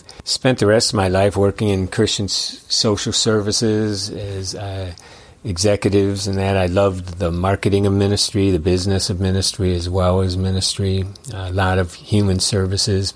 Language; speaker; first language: English; native; English